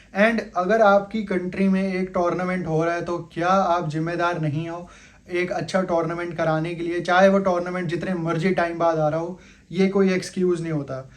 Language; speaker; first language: Hindi; native; Hindi